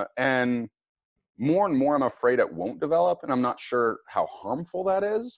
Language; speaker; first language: English; native; English